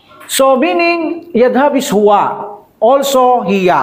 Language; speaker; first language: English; non-native, local second language; Filipino